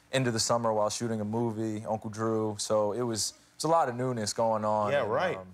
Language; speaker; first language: English; native; English